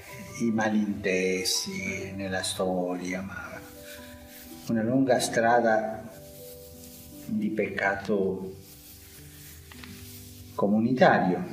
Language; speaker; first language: Italian; non-native, fluent; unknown